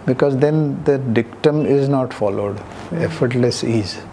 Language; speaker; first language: English; non-native, local second language; Marathi